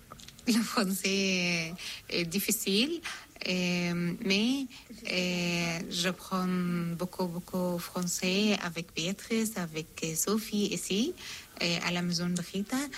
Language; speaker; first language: French; non-native, learner; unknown